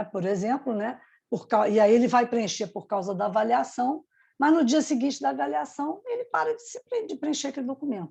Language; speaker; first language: Portuguese; native; Portuguese